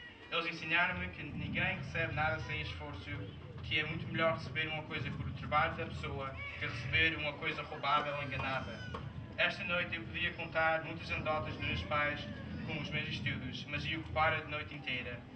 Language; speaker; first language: Portuguese; early bilingual, heritage; Portuguese